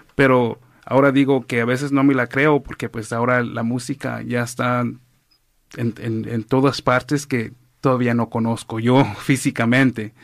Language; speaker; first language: Spanish; early bilingual, heritage; Spanish